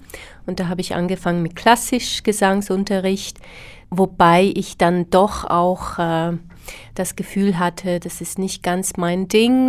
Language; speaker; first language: German; early bilingual, other home language; Slovak